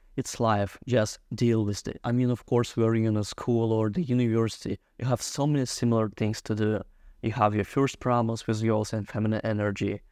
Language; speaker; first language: English; non-native, fluent; Russian